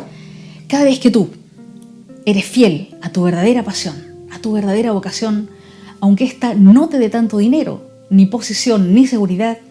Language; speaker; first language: Spanish; native; Spanish